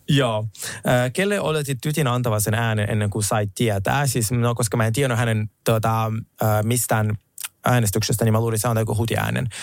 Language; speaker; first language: Finnish; non-native, fluent; Russian